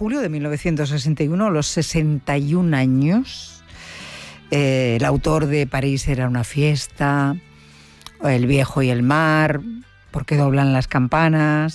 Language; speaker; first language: Spanish; native; Spanish